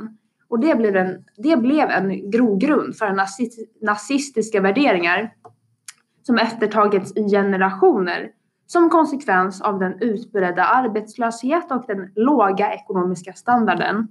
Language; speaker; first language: Swedish; native; Swedish